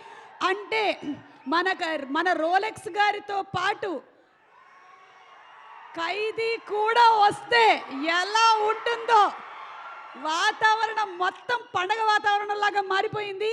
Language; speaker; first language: Telugu; native; Telugu